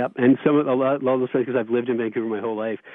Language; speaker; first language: English; native; English